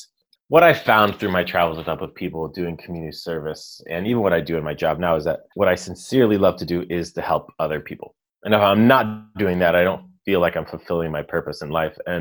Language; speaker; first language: English; native; English